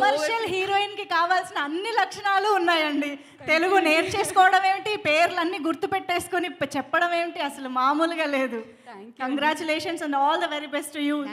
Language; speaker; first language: Telugu; native; Telugu